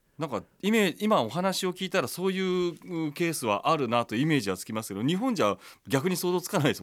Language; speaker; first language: Japanese; native; Japanese